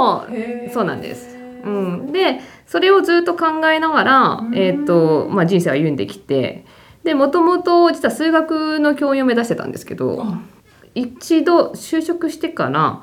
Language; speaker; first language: Japanese; native; Japanese